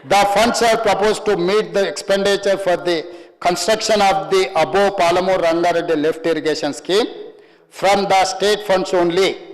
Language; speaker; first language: English; non-native, local second language; Telugu